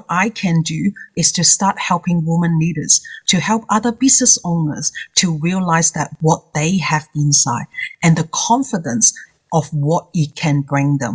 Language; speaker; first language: English; non-native, local second language; Cantonese